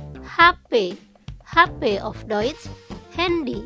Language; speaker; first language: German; non-native, fluent; Indonesian